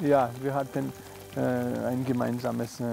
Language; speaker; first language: German; non-native, fluent; Georgian